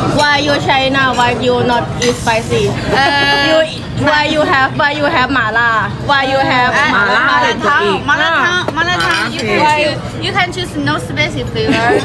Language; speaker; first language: English; non-native, learner; Thai